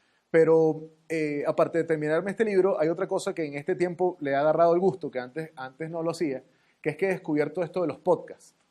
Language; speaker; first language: Spanish; native; Spanish